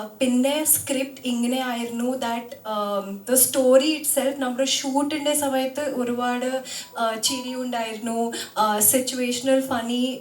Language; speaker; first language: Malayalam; non-native, local second language; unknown